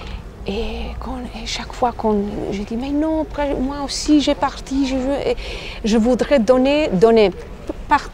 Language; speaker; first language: French; non-native, fluent; Albanian